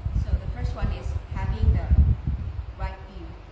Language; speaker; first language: English; non-native, fluent; Thai